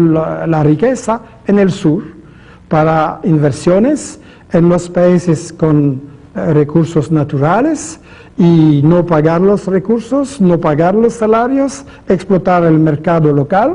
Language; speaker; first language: Spanish; non-native, fluent; French